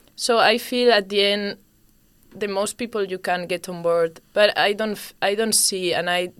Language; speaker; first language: English; non-native, fluent; Spanish